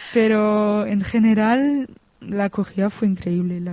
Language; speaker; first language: Spanish; non-native, fluent; French